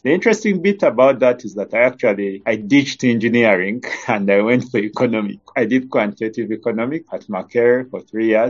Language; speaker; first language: English; non-native, local second language; Ganda